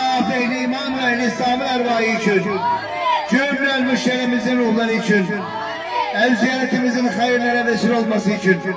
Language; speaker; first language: Turkish; native; Turkish